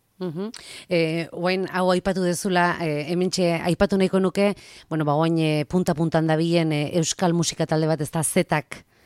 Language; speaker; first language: Basque; native; Basque